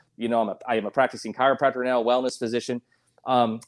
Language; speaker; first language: English; native; English